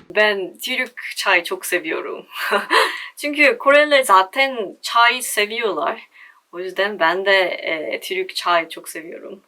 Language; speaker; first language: Turkish; non-native, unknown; Korean